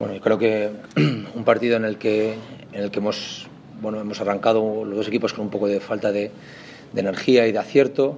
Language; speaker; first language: Spanish; native; Spanish